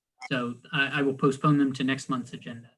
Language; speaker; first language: English; native; English